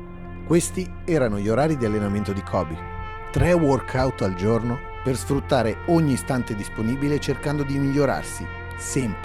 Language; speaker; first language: Italian; native; Italian